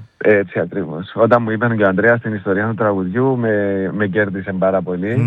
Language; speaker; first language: Greek; native; Greek